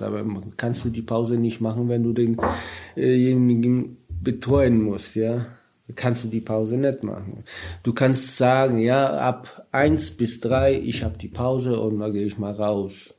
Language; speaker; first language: German; non-native, learner; Polish